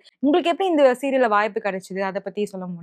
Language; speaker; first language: Tamil; native; Tamil